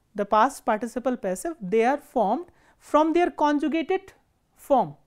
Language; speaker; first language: English; non-native, local second language; Hindi